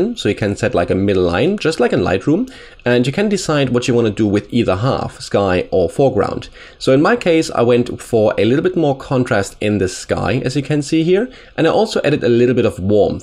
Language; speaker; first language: English; non-native, fluent; German